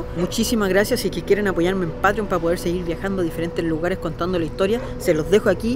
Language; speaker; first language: Spanish; native; Spanish